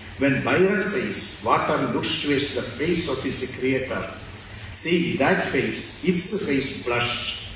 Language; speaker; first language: English; non-native, local second language; Malayalam